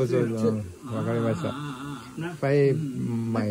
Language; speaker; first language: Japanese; non-native, learner; Thai